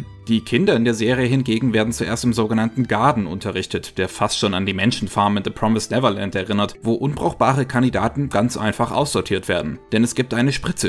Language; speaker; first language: German; native; German